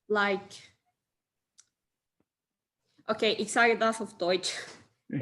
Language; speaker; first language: German; non-native, learner; Spanish